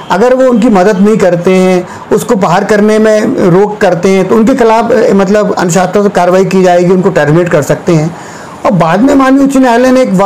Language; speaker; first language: Hindi; native; Hindi